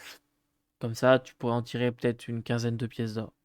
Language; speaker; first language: French; native; French